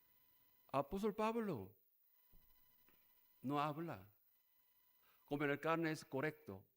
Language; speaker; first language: Spanish; non-native, learner; Korean